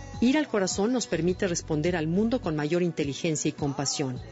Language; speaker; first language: Spanish; native; Spanish